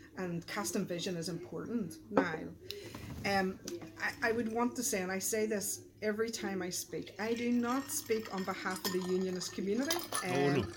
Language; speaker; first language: English; native; English